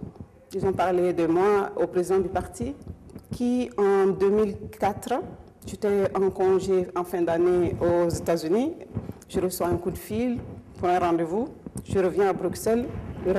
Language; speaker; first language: French; non-native, local second language; Mossi